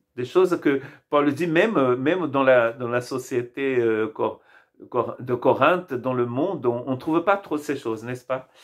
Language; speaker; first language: French; non-native, fluent; Portuguese